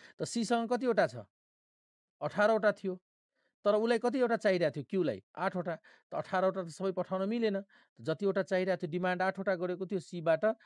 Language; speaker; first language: Nepali; non-native, local second language; Maithili